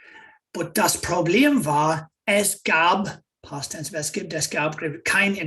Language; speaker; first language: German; non-native, fluent; English